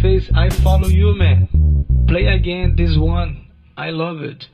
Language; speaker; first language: English; non-native, learner; Portuguese